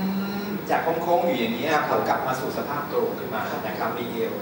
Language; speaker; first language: Thai; native; Thai